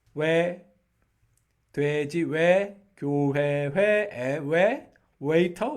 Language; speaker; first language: Korean; non-native, local second language; Filipino